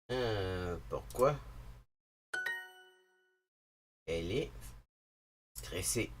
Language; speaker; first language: French; non-native, learner; English